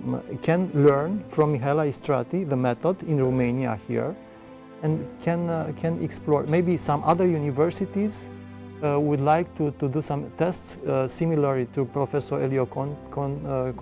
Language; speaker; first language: English; non-native, fluent; Romanian